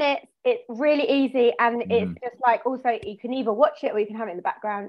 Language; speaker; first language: English; native; English